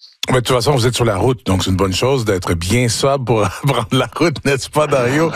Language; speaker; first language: French; native; French